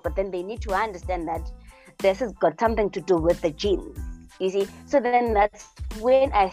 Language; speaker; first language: English; non-native, local second language; Xhosa